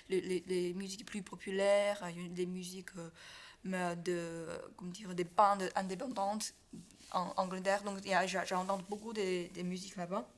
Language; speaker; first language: French; non-native, learner; Chinese